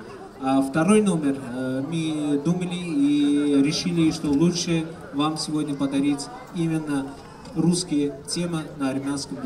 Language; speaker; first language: Russian; non-native, fluent; Armenian